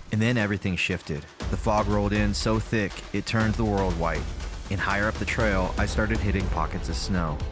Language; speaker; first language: English; native; English